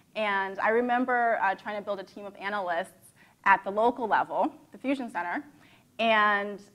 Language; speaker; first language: English; native; English